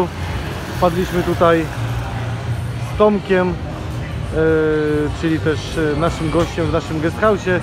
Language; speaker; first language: Polish; native; Polish